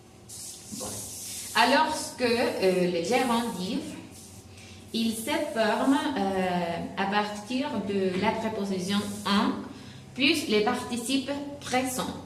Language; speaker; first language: French; non-native, learner; Spanish